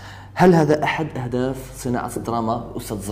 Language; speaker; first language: Arabic; native; Arabic